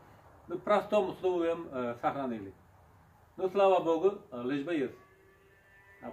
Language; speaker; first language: Russian; non-native, local second language; Uzbek